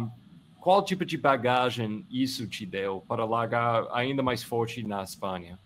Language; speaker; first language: Portuguese; non-native, fluent; English